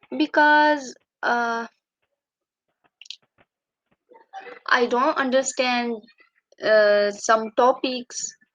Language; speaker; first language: English; non-native, learner; Urdu